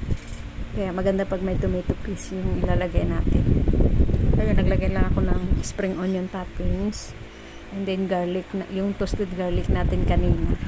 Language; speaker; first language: Filipino; native; Filipino